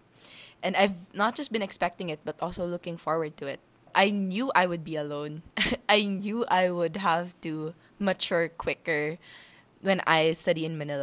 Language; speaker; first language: English; non-native, local second language; Hiligaynon